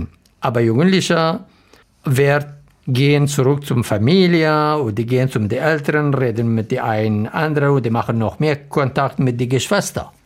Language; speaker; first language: German; non-native, learner; Arabic